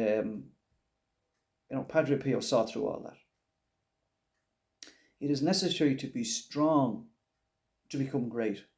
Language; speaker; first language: English; native; English